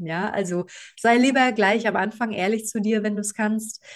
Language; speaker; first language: German; native; German